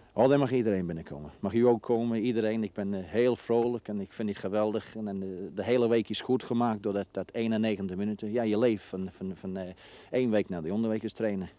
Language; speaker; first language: Dutch; non-native, fluent; English